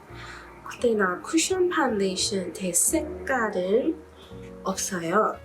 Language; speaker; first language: Korean; non-native, learner; English